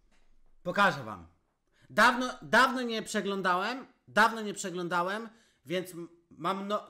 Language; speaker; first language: Polish; native; Polish